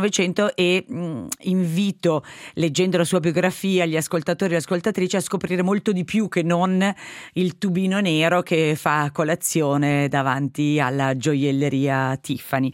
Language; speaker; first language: Italian; native; Italian